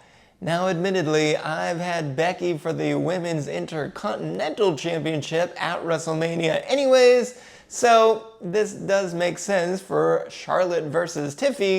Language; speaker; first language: English; native; English